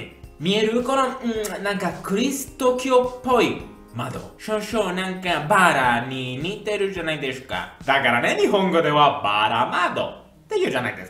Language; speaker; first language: Japanese; non-native, fluent; Italian